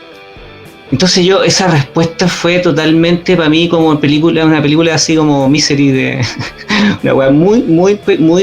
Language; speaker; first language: Spanish; native; Spanish